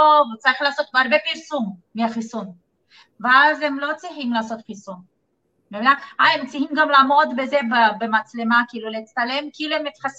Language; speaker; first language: Hebrew; non-native, fluent; Portuguese